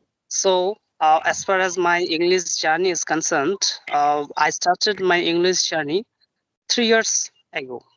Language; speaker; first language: English; non-native, local second language; Bangla